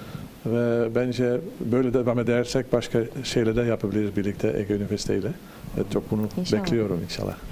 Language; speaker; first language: Turkish; non-native, learner; Dutch